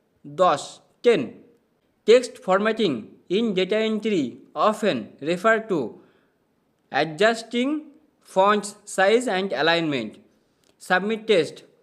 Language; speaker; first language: English; non-native, local second language; Bangla